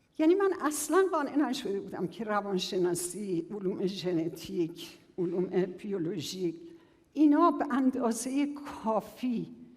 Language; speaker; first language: Persian; native; Persian